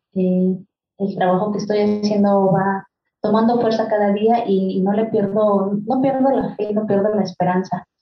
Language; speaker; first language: Spanish; non-native, local second language; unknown